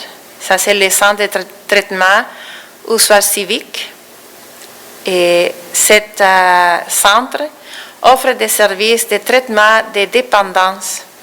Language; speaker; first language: French; non-native, fluent; Spanish